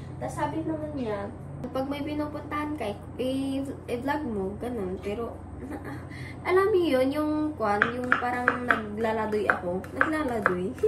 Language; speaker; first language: Filipino; non-native, local second language; Iloko